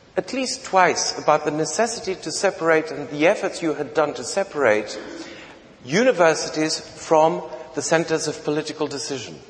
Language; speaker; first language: English; non-native, fluent; Portuguese